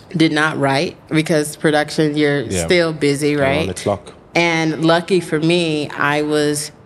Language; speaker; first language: English; native; English